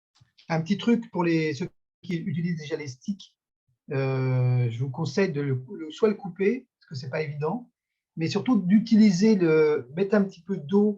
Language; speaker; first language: French; native; French